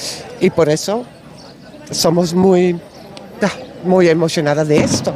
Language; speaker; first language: Spanish; non-native, learner; Dutch